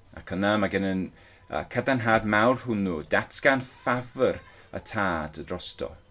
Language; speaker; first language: Welsh; non-native, local second language; English